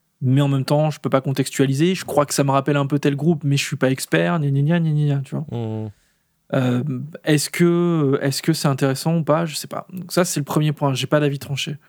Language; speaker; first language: French; native; French